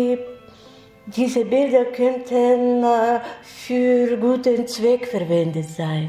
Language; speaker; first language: German; non-native, fluent; Russian